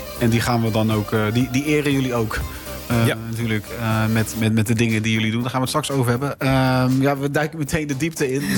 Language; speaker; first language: Dutch; native; Dutch